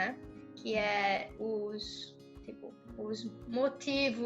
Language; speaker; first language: Portuguese; early bilingual, other home language; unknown